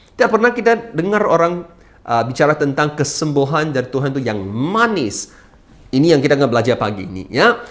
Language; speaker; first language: Malay; non-native, local second language; Chinese